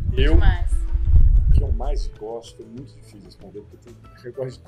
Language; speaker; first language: Portuguese; native; Portuguese